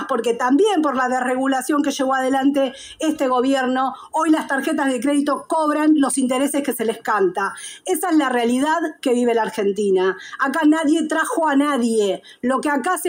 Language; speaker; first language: Spanish; native; Spanish